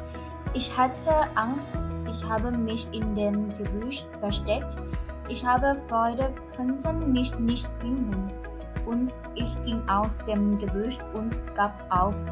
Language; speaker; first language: German; non-native, learner; Thai